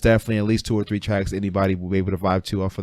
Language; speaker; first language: English; native; English